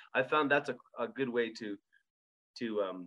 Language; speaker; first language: English; native; English